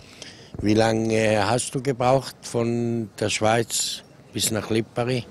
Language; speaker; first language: German; non-native, learner; Italian